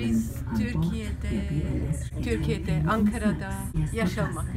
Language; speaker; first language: Turkish; non-native, learner; German